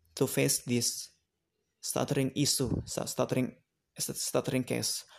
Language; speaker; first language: English; non-native, learner; Indonesian